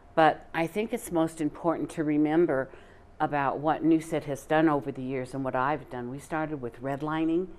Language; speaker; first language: English; native; English